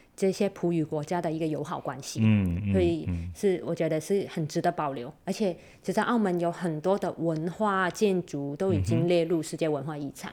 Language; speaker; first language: Chinese; non-native, local second language; Cantonese